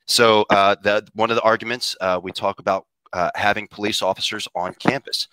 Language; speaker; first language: English; native; English